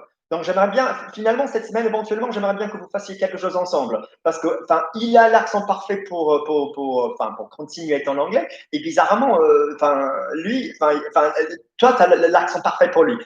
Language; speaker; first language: French; non-native, fluent; English